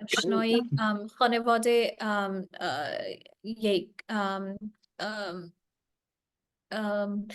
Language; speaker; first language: Persian; non-native, learner; English